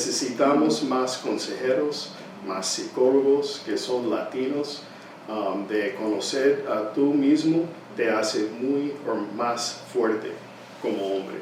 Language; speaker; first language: Spanish; early bilingual, heritage; English